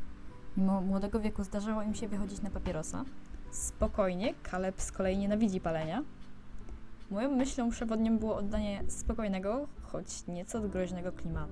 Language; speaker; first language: Polish; native; Polish